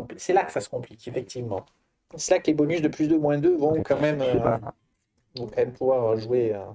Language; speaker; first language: French; native; French